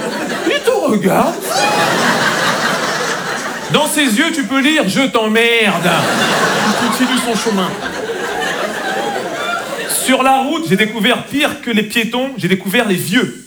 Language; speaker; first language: French; native; French